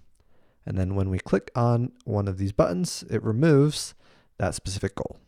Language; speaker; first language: English; native; English